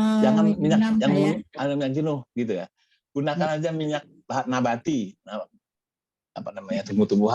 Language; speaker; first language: Malay; native; Malay